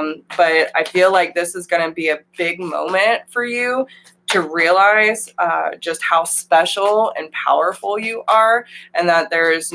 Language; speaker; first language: English; native; English